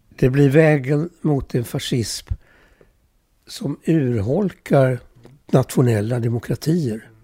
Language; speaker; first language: Swedish; early bilingual, other home language; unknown